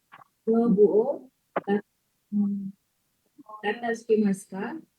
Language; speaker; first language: Japanese; non-native, learner; Indonesian